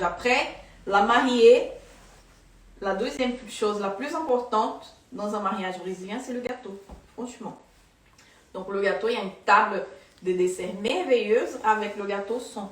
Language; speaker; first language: French; non-native, fluent; Portuguese